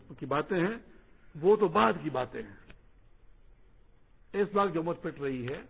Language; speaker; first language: Urdu; non-native, local second language; Pashto